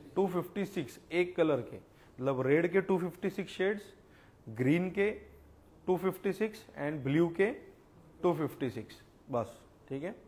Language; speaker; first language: Hindi; non-native, local second language; Marathi